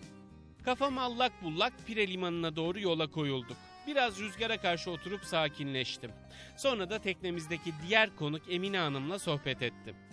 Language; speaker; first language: Turkish; native; Turkish